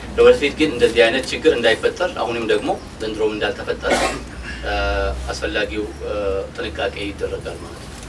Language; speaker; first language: Amharic; non-native, local second language; Oromo